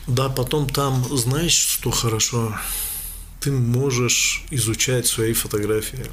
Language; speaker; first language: Russian; non-native, local second language; Tajik